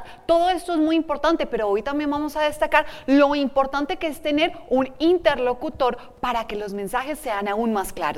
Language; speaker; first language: Spanish; native; Spanish